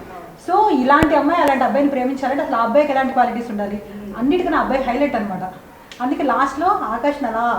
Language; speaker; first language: Telugu; native; Telugu